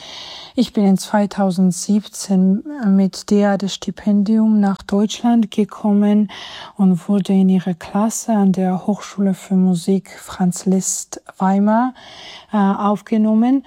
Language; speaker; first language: German; non-native, fluent; Georgian